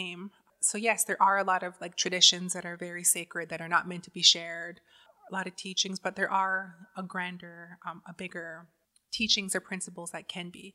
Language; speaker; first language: English; native; English